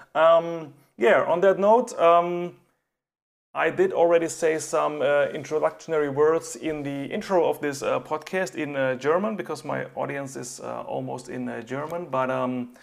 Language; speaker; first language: English; non-native, fluent; German